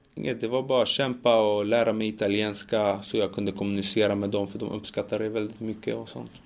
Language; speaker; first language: Swedish; early bilingual, other home language; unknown